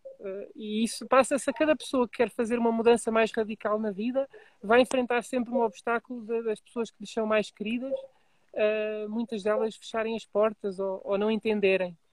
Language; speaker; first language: Portuguese; native; Portuguese